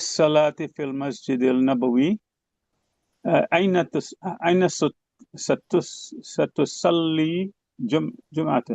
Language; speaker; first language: Arabic; non-native, learner; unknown